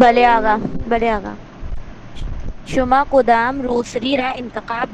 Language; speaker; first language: Persian; non-native, learner; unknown